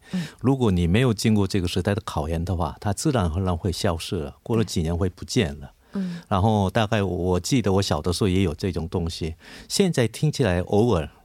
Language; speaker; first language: Chinese; non-native, fluent; Korean